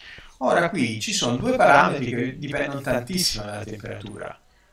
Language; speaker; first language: Italian; native; Italian